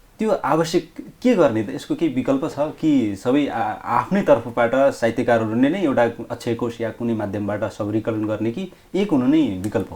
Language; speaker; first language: Nepali; native; Nepali